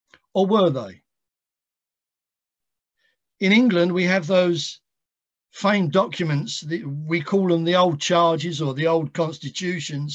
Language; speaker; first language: English; native; English